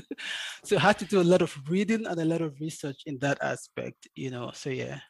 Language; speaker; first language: English; native; English